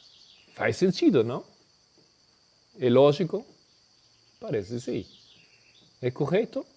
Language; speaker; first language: Portuguese; non-native, fluent; Spanish